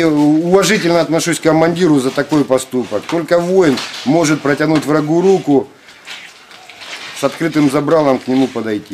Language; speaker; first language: Russian; native; Russian